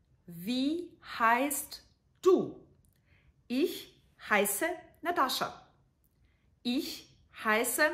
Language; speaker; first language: German; non-native, fluent; Serbian